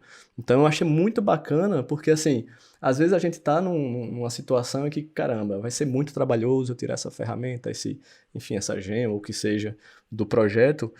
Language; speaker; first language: Portuguese; native; Portuguese